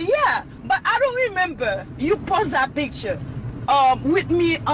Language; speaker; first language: English; non-native, fluent; Haitian Creole